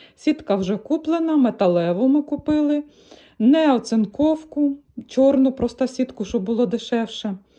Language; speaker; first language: Ukrainian; native; Ukrainian